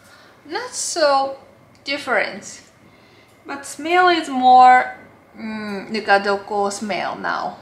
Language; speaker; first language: English; non-native, learner; Japanese